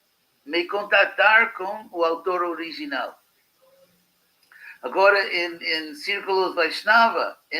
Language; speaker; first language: Portuguese; non-native, fluent; English